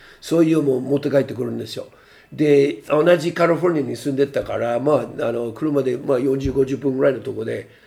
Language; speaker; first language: Japanese; non-native, fluent; English